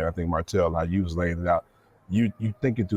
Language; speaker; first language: English; native; English